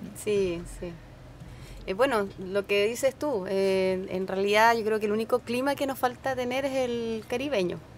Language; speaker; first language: Spanish; native; Spanish